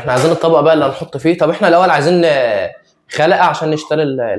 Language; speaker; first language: Arabic; native; Arabic